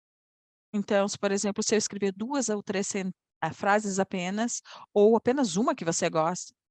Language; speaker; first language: Portuguese; non-native, fluent; Polish